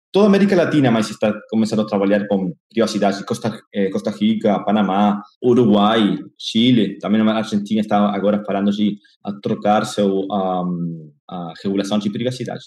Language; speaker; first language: Portuguese; non-native, fluent; Spanish